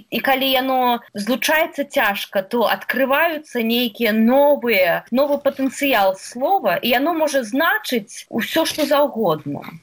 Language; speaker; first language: Belarusian; native; Belarusian